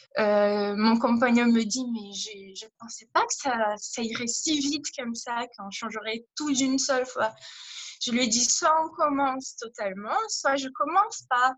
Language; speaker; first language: French; non-native, fluent; Portuguese